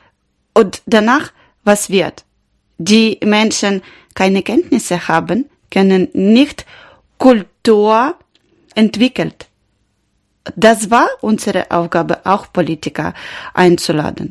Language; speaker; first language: German; non-native, learner; Ukrainian